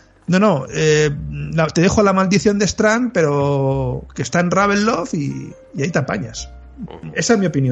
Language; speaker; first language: Spanish; native; Spanish